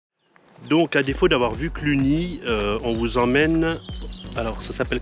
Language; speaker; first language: French; native; French